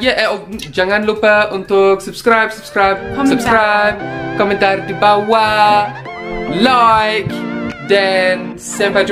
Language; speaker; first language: Indonesian; non-native, learner; English